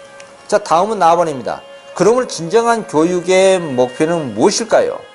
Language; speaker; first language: Korean; native; Korean